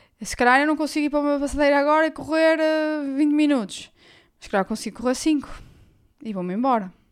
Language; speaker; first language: Portuguese; native; Portuguese